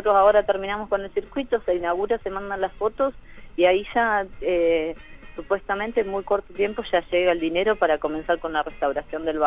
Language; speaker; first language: Spanish; native; Spanish